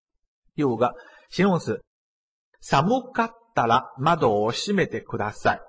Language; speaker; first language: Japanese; non-native, fluent; Chinese